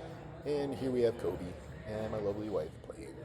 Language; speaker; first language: English; native; English